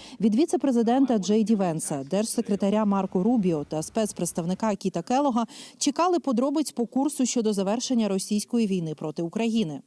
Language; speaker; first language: Ukrainian; native; Ukrainian